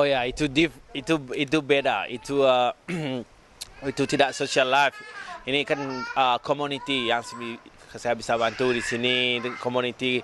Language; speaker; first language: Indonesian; non-native, local second language; Balinese